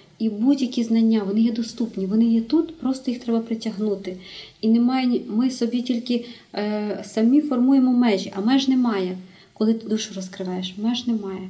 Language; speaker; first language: Ukrainian; native; Ukrainian